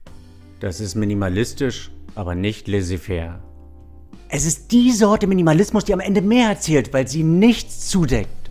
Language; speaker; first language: German; native; German